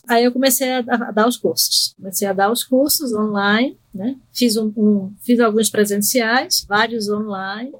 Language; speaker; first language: Portuguese; early bilingual, other home language; Spanish